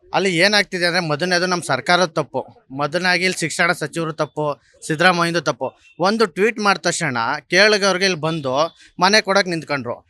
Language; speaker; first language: Kannada; native; Kannada